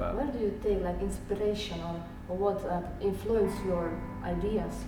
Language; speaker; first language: English; non-native, fluent; Slovak